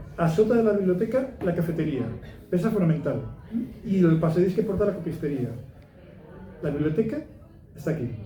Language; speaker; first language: Catalan; non-native, local second language; Spanish